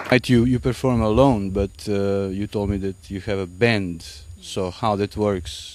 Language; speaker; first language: English; non-native, fluent; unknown